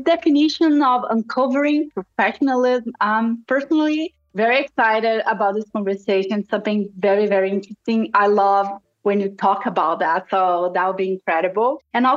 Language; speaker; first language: English; non-native, fluent; Portuguese